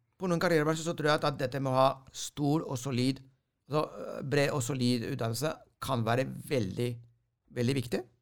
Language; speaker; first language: Norwegian; non-native, fluent; Spanish